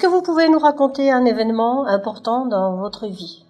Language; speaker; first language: French; native; French